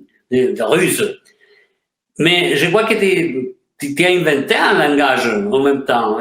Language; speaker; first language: French; non-native, fluent; Spanish